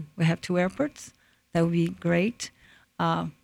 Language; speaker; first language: English; early bilingual, other home language; Portuguese